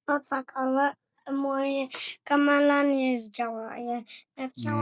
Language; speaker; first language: Polish; early bilingual, heritage; Polish